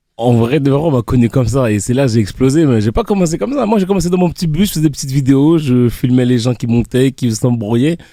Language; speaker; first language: French; early bilingual, other home language; Haitian Creole